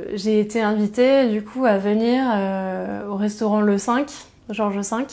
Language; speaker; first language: French; native; French